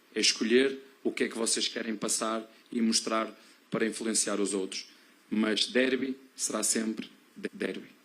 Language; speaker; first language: Portuguese; native; Portuguese